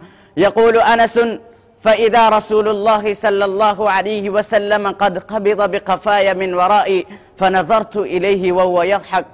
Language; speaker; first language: Arabic; non-native, learner; Urdu